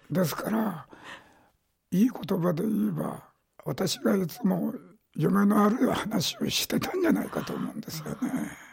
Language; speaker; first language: Japanese; native; Japanese